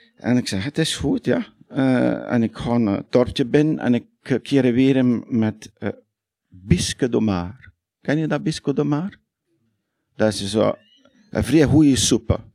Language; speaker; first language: Dutch; native; Dutch